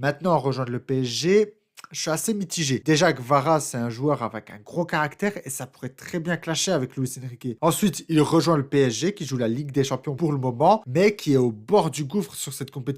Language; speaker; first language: French; native; French